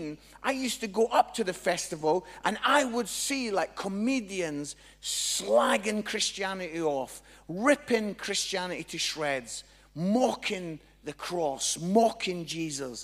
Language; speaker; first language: English; native; English